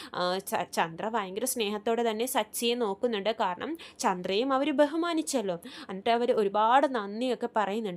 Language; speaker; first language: Malayalam; native; Malayalam